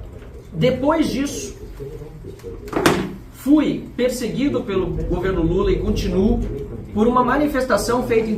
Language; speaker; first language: Portuguese; native; Portuguese